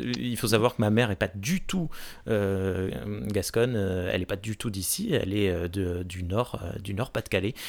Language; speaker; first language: French; native; French